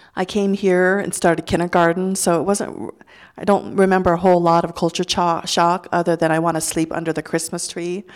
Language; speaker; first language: English; early bilingual, other home language; Lao